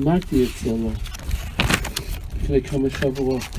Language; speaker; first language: Hebrew; non-native, fluent; English